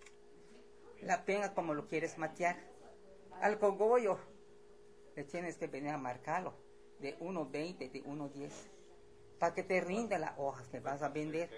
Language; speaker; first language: Spanish; non-native, local second language; Yucateco